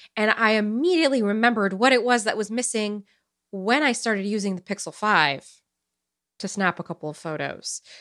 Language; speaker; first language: English; early bilingual, other home language; Romanian